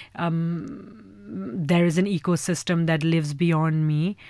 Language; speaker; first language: English; non-native, local second language; Urdu